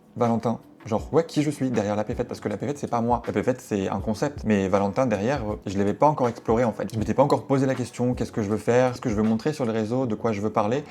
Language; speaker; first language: French; native; French